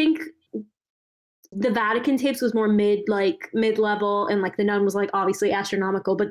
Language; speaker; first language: English; non-native, local second language; Malayalam